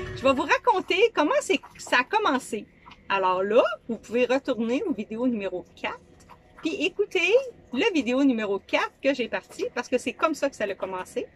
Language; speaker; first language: French; native; French